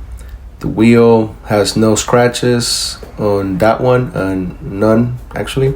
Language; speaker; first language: English; native; English